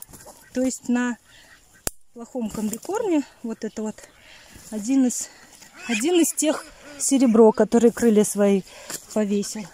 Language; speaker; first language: Russian; native; Russian